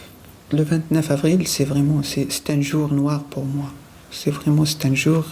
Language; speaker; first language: French; non-native, learner; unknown